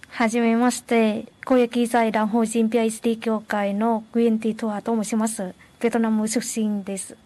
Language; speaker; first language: Japanese; non-native, fluent; Vietnamese